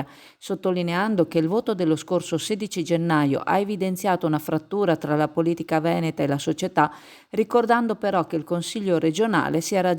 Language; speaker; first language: Italian; native; Italian